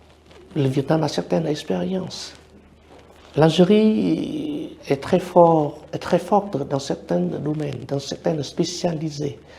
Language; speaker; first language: French; non-native, fluent; Vietnamese